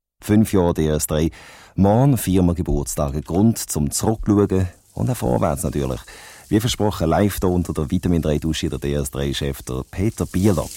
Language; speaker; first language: German; native; German